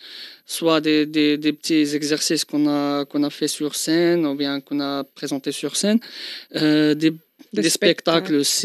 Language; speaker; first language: French; non-native, local second language; Arabic